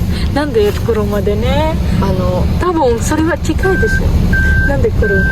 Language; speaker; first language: Japanese; non-native, learner; Filipino